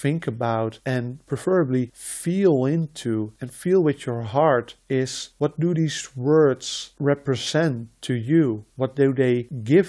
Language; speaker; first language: English; non-native, fluent; Dutch